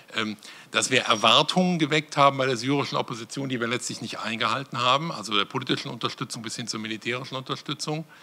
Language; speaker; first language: German; native; German